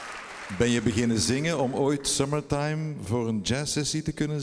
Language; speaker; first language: Dutch; native; Dutch